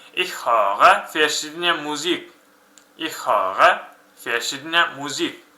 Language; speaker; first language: German; non-native, fluent; Uzbek